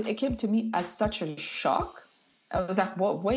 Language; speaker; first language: English; non-native, fluent; French